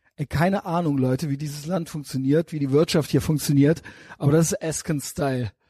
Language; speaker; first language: German; native; German